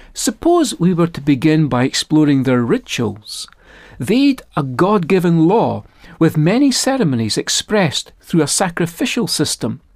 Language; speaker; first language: English; native; English